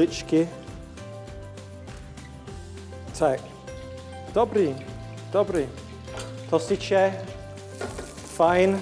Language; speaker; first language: Czech; non-native, learner; English